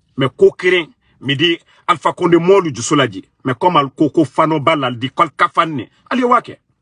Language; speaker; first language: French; non-native, local second language; Mandingo